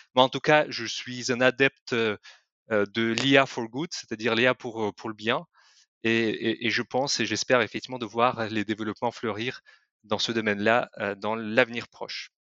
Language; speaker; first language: French; non-native, fluent; Russian